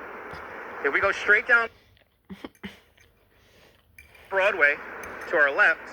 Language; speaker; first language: English; native; English